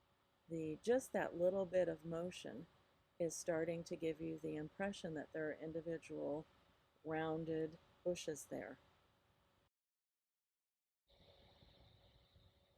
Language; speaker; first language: English; native; English